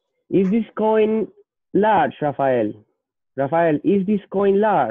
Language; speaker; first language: English; non-native, fluent; Spanish